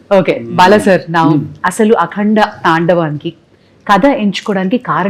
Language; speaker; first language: Telugu; native; Telugu